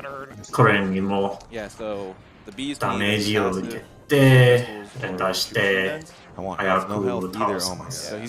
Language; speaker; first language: Japanese; non-native, learner; English